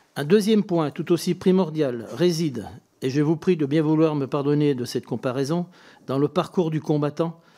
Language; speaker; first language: French; native; French